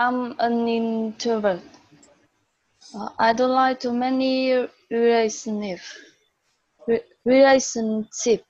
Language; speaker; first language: English; non-native, learner; Vietnamese